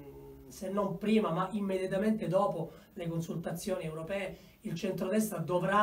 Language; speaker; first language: Italian; native; Italian